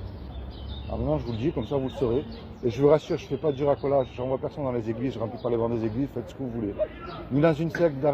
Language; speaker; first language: French; native; French